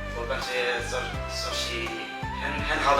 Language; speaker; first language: Chinese; non-native, fluent; Bangla